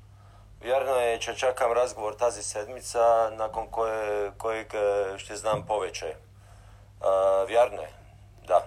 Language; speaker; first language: Bulgarian; non-native, learner; Croatian